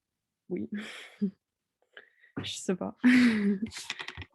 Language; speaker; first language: French; non-native, fluent; German